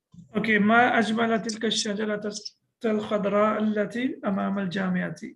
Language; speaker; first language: Arabic; non-native, fluent; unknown